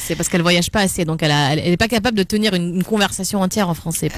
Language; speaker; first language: French; native; French